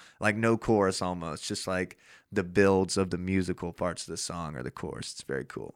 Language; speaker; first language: English; native; English